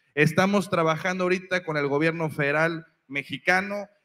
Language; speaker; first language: Spanish; native; Spanish